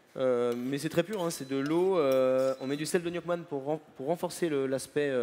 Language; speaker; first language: French; native; French